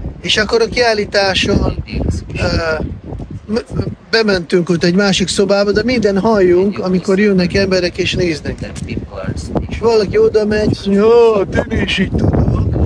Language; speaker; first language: Hungarian; non-native, fluent; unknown